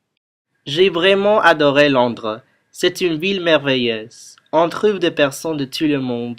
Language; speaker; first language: French; non-native, learner; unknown